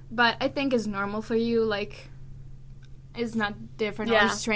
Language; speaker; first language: English; non-native, fluent; Italian